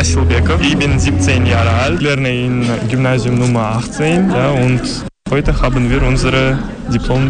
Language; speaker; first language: German; non-native, learner; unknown